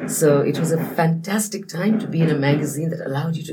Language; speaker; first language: English; non-native, local second language; Nepali